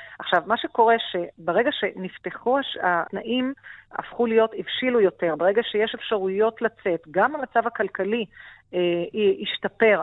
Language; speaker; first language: Hebrew; non-native, local second language; Arabic